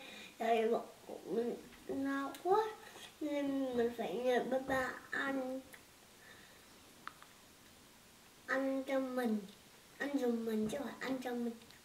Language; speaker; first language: Vietnamese; early bilingual, heritage; Vietnamese